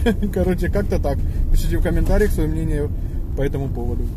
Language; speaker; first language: Russian; native; Russian